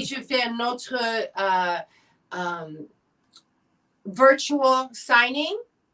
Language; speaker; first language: French; non-native, learner; English